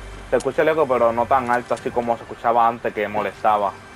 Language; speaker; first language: Spanish; early bilingual, other home language; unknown